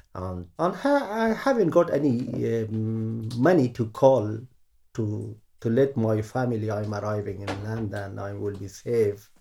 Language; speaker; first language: English; non-native, learner; Persian